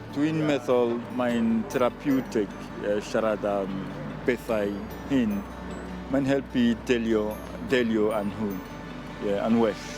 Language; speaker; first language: Welsh; non-native, fluent; French